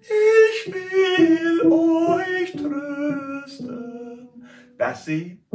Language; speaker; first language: German; non-native, learner; English